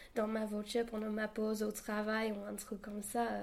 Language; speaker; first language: French; non-native, fluent; English